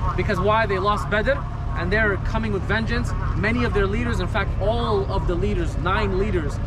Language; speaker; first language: English; native; English